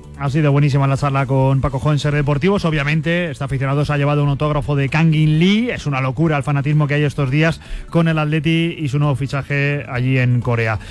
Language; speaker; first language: Spanish; native; Spanish